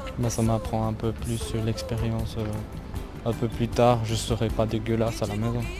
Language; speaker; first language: French; early bilingual, other home language; Portuguese